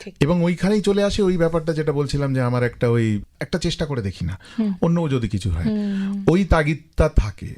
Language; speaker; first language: Bangla; native; Bangla